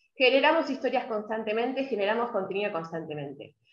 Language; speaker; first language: Spanish; native; Spanish